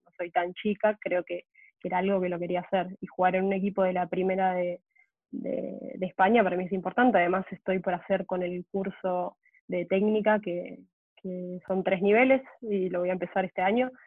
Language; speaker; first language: Spanish; native; Spanish